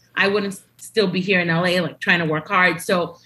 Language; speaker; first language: English; early bilingual, other home language; Spanish